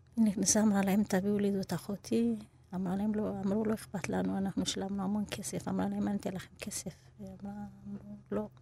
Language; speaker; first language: Hebrew; non-native, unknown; Amharic